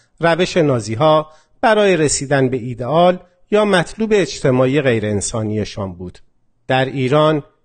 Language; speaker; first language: Persian; non-native, local second language; Azerbaijani